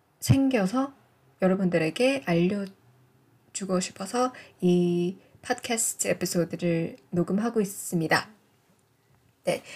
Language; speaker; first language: Korean; non-native, fluent; English